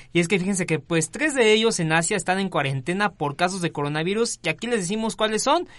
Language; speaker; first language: Spanish; native; Spanish